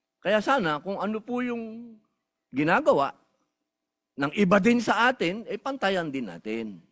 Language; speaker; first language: Filipino; native; Filipino